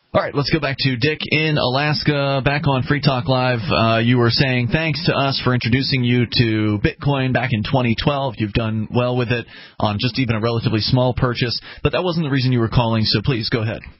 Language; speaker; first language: English; native; English